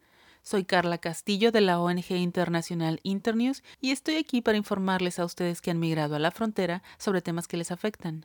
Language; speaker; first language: Spanish; native; Spanish